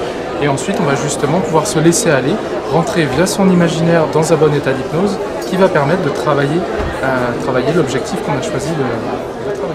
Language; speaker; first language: French; native; French